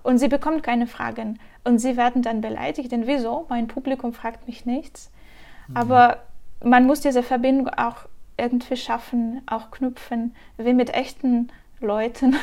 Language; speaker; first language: German; non-native, fluent; Russian